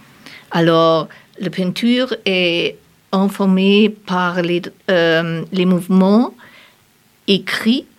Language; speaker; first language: French; non-native, learner; German